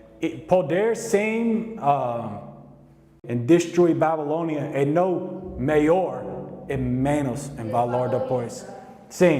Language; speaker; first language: Portuguese; non-native, learner; English